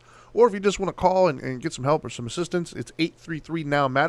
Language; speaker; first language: English; native; English